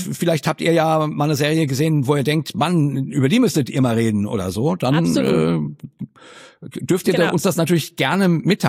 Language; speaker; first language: German; native; German